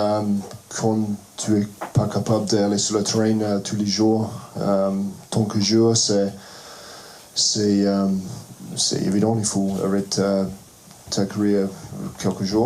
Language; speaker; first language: French; non-native, fluent; English